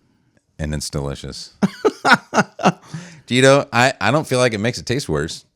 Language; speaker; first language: English; native; English